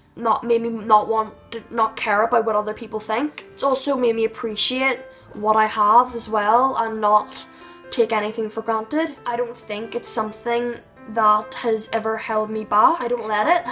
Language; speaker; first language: English; native; English